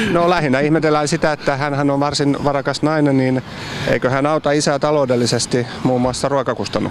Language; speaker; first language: Finnish; native; Finnish